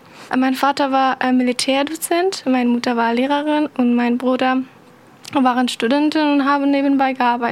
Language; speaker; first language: German; non-native, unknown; Persian